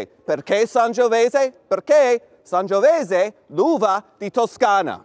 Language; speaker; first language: Italian; non-native, learner; English